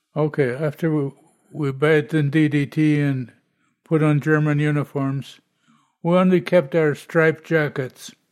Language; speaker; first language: English; non-native, fluent; Polish